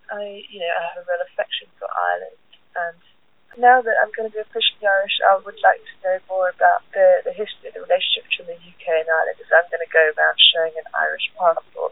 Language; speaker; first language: English; native; English